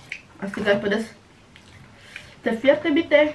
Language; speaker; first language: German; non-native, learner; Indonesian